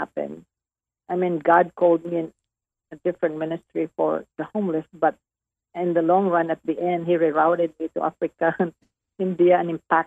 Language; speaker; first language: English; non-native, local second language; Hiligaynon